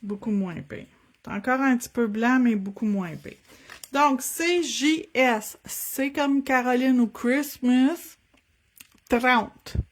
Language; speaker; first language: French; native; French